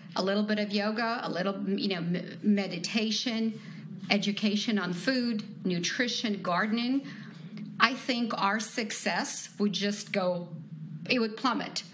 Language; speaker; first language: English; non-native, fluent; Ukrainian